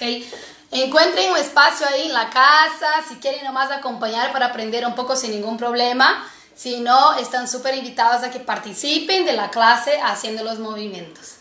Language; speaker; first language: Spanish; non-native, fluent; Portuguese